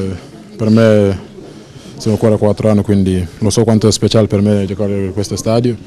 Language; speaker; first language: Italian; non-native, fluent; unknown